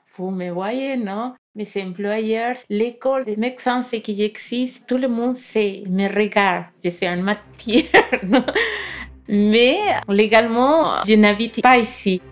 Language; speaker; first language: French; non-native, learner; Spanish